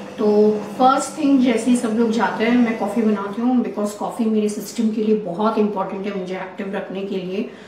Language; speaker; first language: Hindi; non-native, local second language; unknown